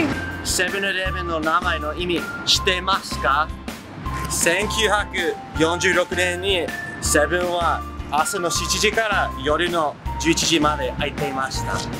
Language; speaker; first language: Japanese; non-native, learner; English